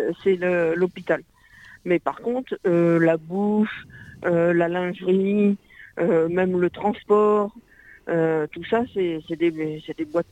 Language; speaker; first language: French; native; French